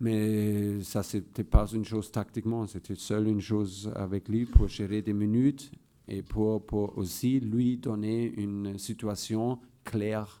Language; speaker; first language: French; non-native, fluent; German